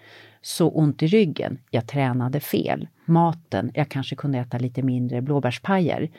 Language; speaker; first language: Swedish; native; Swedish